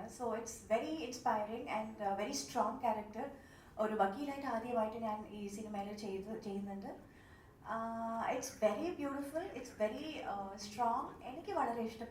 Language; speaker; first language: Malayalam; non-native, local second language; Tamil